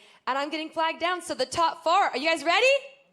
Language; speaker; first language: English; native; English